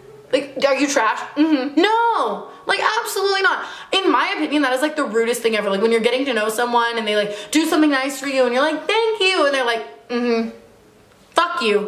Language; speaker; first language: English; native; English